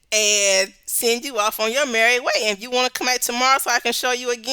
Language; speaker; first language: English; native; English